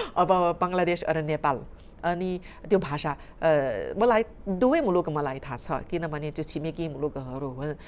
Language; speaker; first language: Nepali; non-native, fluent; Chinese